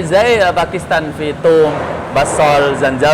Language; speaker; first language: Arabic; non-native, learner; Indonesian